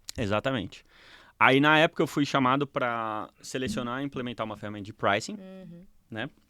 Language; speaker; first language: Portuguese; native; Portuguese